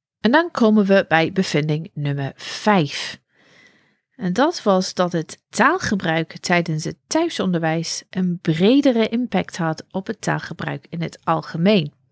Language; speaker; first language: Dutch; non-native, fluent; English